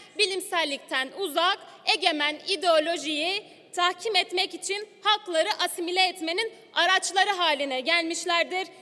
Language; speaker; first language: Turkish; non-native, local second language; Kurdish